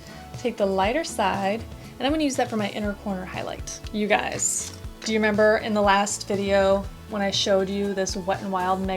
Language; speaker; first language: English; native; English